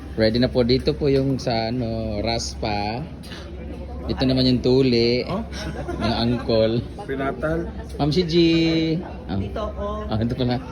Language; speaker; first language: Filipino; non-native, local second language; Cebuano